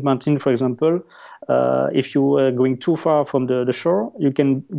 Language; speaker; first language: English; non-native, fluent; French